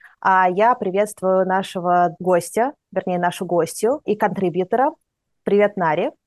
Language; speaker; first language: Russian; native; Russian